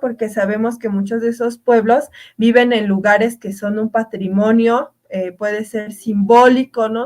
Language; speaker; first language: Spanish; native; Spanish